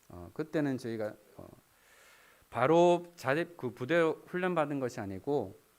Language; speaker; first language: Korean; native; Korean